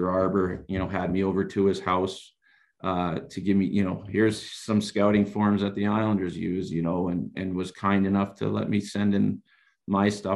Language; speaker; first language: English; native; English